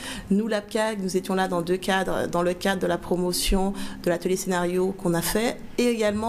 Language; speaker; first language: French; native; French